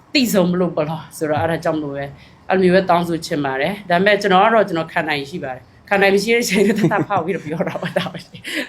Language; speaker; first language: Burmese; native; Burmese